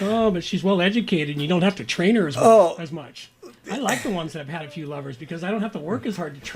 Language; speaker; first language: English; native; English